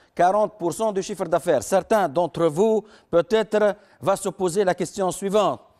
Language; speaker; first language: French; non-native, local second language; Arabic